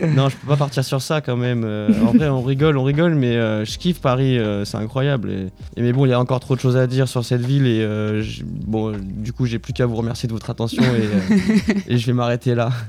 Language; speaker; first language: French; native; French